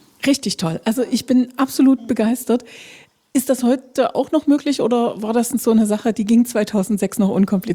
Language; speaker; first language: German; native; German